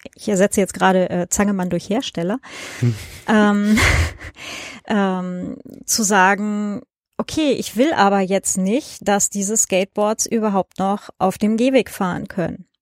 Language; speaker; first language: German; native; German